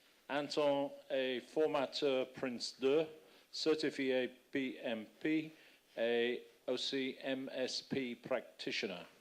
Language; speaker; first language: French; non-native, fluent; English